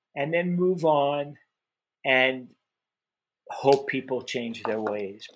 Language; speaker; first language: English; native; English